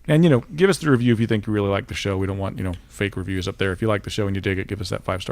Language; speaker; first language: English; native; English